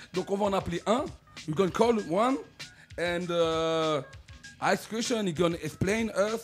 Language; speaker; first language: English; non-native, learner; French